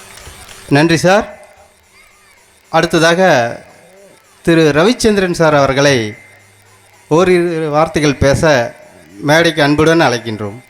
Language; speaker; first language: Tamil; native; Tamil